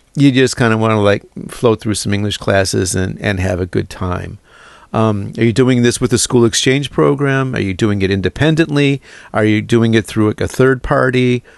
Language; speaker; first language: English; native; English